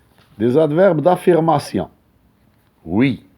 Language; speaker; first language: French; non-native, local second language; Arabic